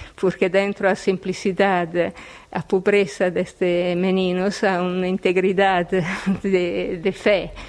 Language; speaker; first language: Portuguese; non-native, fluent; Italian